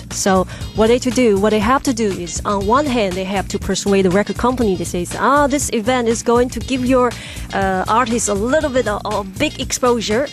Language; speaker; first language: English; non-native, fluent; Chinese